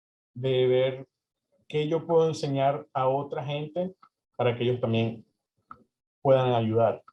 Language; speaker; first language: Spanish; early bilingual, heritage; Spanish